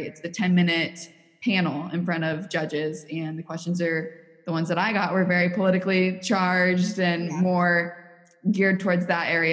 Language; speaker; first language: English; native; English